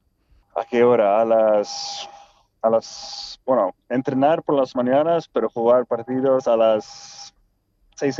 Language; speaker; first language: Spanish; non-native, fluent; Swedish